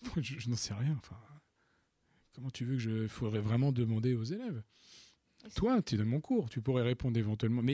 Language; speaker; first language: French; native; French